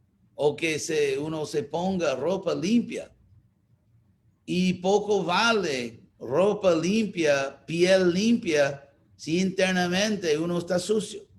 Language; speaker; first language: Spanish; non-native, fluent; English